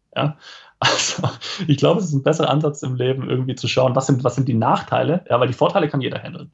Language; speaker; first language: German; native; German